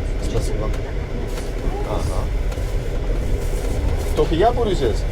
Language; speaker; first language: Russian; non-native, learner; English